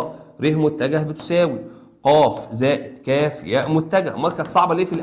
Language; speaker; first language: Arabic; native; Arabic